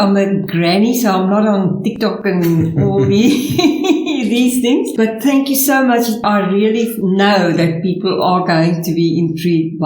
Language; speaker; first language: English; non-native, local second language; Afrikaans